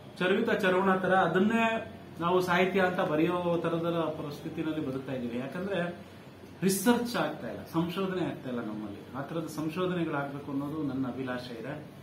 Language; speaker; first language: Kannada; non-native, local second language; Lambadi